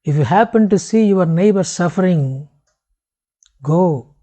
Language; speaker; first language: English; non-native, local second language; Tamil